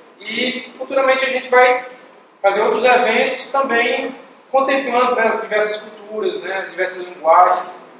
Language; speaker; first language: Portuguese; native; Portuguese